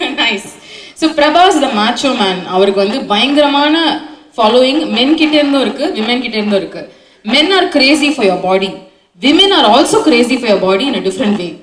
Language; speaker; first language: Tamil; native; Tamil